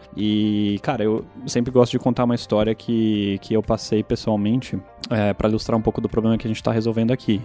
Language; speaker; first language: Portuguese; non-native, fluent; German